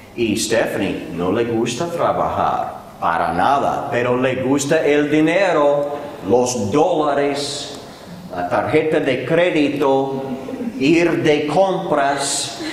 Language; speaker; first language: Spanish; non-native, fluent; English